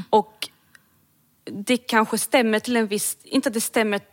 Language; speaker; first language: Swedish; early bilingual, other home language; Serbian